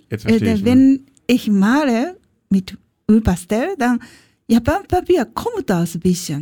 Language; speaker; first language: German; non-native, learner; Japanese